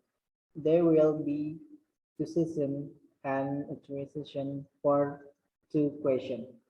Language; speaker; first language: English; non-native, learner; Indonesian